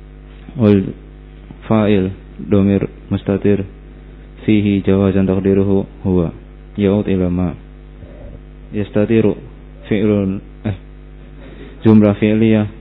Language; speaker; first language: Arabic; non-native, learner; Indonesian